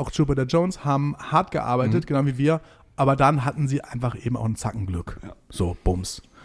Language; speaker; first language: German; native; German